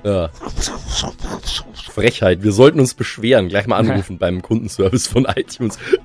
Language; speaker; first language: German; native; German